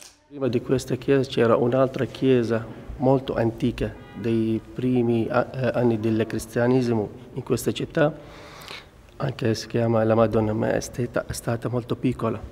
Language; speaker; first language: Italian; non-native, fluent; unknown